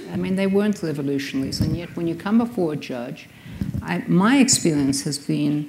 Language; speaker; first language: English; native; English